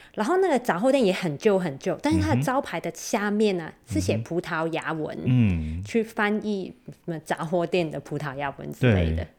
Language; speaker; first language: Chinese; non-native, local second language; Cantonese